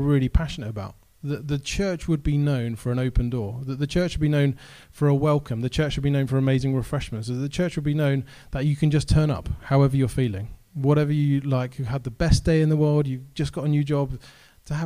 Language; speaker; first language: English; native; English